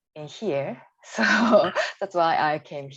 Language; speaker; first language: English; non-native, learner; Japanese